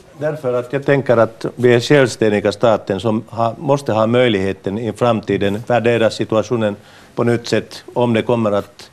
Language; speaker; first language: Swedish; non-native, local second language; Finnish